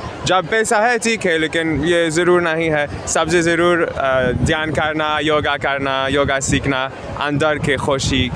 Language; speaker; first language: Hindi; non-native, learner; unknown